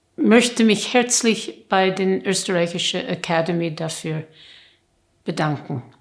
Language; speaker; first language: German; non-native, learner; English